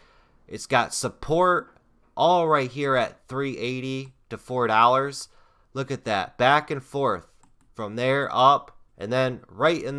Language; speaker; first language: English; native; English